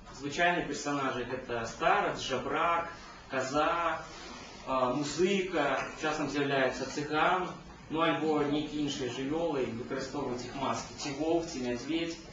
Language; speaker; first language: Belarusian; native; Belarusian